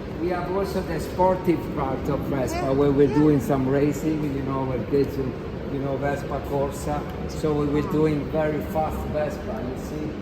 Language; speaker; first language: English; non-native, fluent; Italian